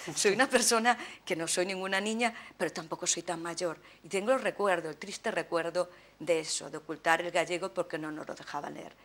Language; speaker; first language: Spanish; native; Spanish